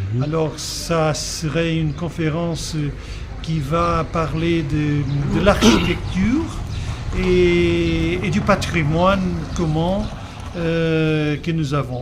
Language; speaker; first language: French; non-native, fluent; Portuguese